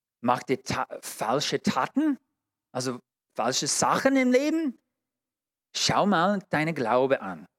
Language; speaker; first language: German; non-native, fluent; English